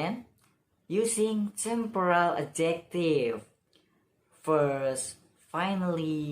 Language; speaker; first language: English; non-native, learner; Indonesian